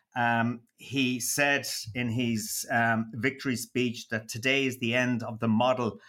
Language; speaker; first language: English; native; English